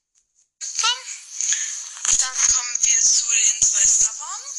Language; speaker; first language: German; native; German